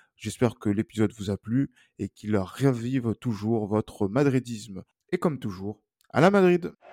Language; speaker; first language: French; native; French